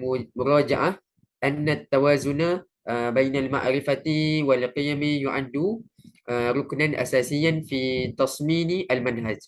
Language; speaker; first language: Arabic; non-native, learner; Malay